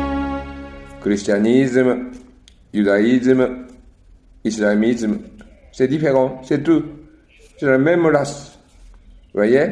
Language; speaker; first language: French; non-native, learner; Japanese